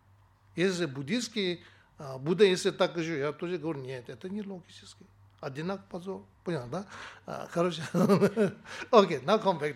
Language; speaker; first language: Russian; non-native, learner; Tibetan